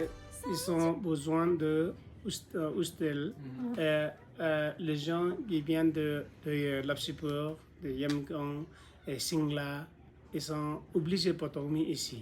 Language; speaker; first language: French; non-native, learner; Nepali